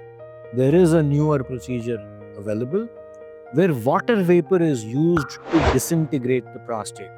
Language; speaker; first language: English; non-native, local second language; Hindi